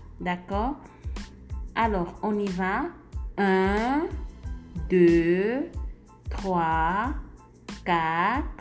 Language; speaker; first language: French; non-native, fluent; Spanish